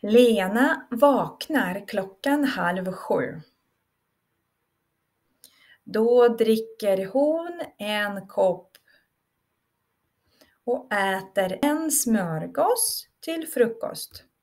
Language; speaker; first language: Swedish; non-native, fluent; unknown